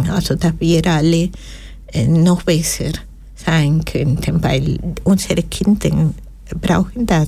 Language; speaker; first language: German; non-native, learner; Spanish